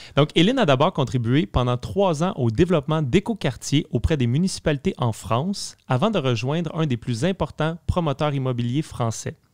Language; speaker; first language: French; native; French